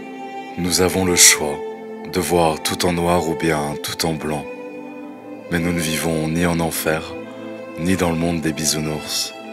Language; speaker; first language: French; native; French